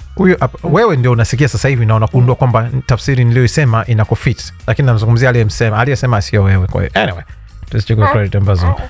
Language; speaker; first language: Swahili; native; Swahili